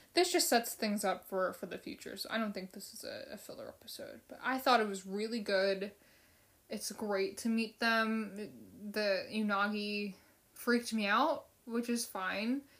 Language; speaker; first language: English; early bilingual, other home language; Filipino